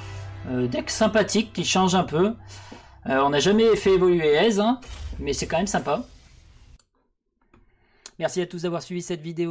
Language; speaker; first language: French; native; French